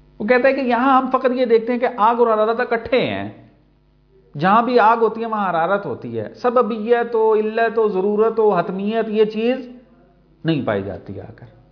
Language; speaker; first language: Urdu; native; Urdu